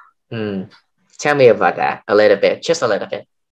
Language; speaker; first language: English; non-native, fluent; Vietnamese